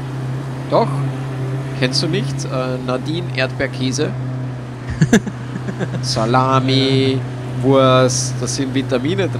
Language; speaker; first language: German; native; German